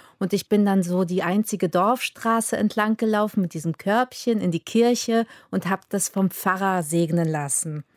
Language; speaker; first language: German; early bilingual, other home language; Polish